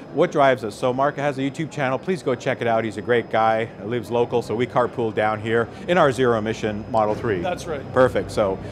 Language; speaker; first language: English; native; English